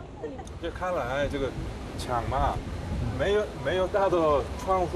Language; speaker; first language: Chinese; non-native, learner; Korean